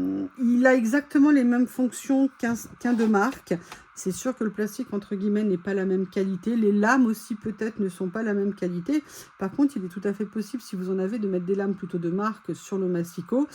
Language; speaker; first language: French; native; French